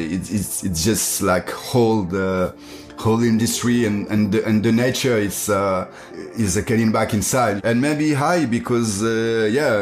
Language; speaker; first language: English; non-native, learner; French